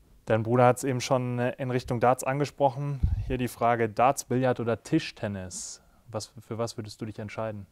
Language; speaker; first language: German; native; German